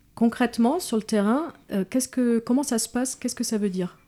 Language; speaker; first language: French; native; French